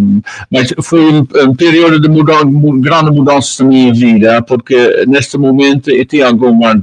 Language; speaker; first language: Portuguese; non-native, learner; Dutch